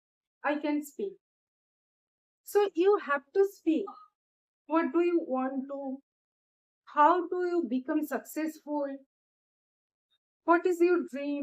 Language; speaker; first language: English; non-native, learner; Bangla